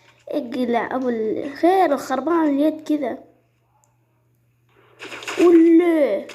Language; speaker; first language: Arabic; native; Arabic